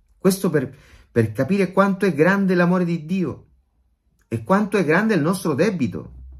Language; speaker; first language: Italian; non-native, fluent; Spanish